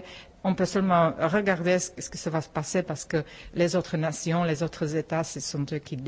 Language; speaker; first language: French; non-native, fluent; Czech